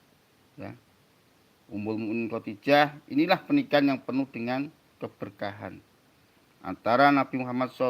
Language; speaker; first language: Indonesian; native; Indonesian